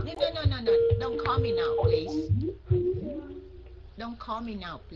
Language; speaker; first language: English; non-native, fluent; Vietnamese